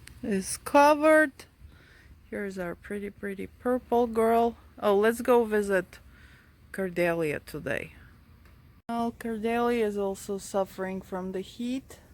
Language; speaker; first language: English; non-native, fluent; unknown